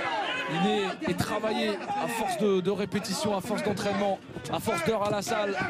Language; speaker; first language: French; native; French